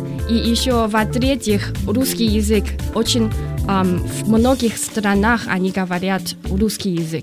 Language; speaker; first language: Russian; non-native, learner; Chinese